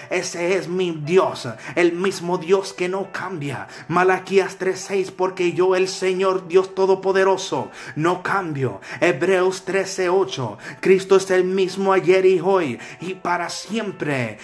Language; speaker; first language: Spanish; early bilingual, heritage; Spanish